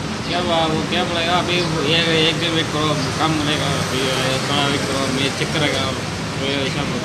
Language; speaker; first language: Hindi; non-native, local second language; Tamil